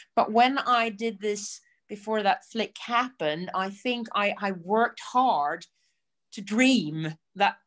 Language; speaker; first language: English; non-native, fluent; Swedish